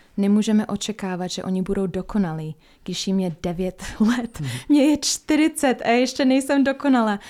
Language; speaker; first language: Czech; non-native, fluent; English